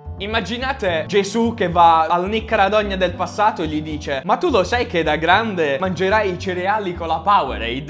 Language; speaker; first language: Italian; native; Italian